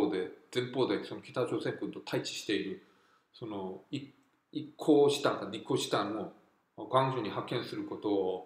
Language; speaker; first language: Japanese; non-native, fluent; Korean